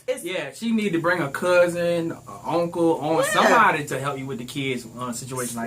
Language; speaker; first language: English; native; English